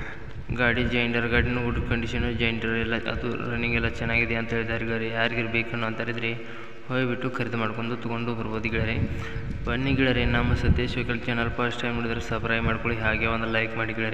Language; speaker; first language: Kannada; native; Kannada